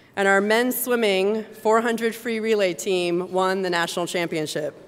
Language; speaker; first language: English; native; English